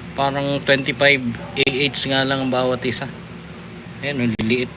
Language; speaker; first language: Filipino; native; Filipino